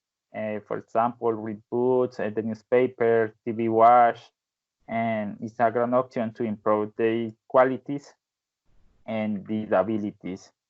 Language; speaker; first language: English; non-native, learner; Spanish